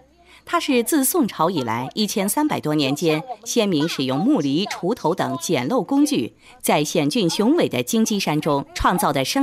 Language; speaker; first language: Chinese; native; Chinese